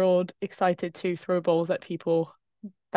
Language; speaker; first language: English; non-native, fluent; French